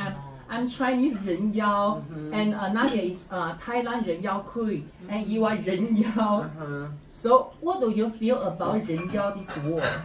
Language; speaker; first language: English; non-native, learner; Chinese